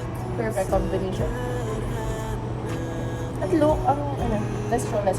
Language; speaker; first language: English; non-native, local second language; Filipino